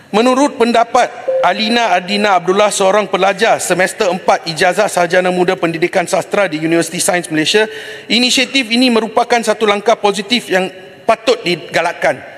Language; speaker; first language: Malay; non-native, local second language; Tamil